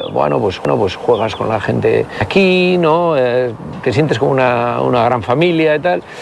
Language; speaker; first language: Spanish; native; Spanish